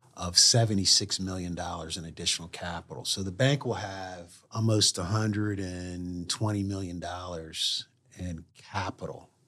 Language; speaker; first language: English; native; English